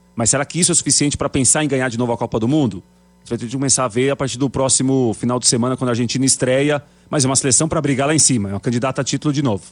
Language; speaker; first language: Portuguese; native; Portuguese